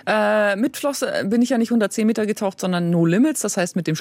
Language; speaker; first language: German; native; German